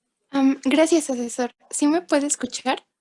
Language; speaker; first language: Spanish; native; Spanish